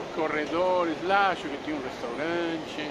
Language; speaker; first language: Portuguese; non-native, fluent; Spanish